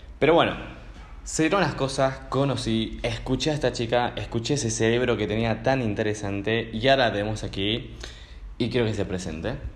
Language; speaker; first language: Spanish; native; Spanish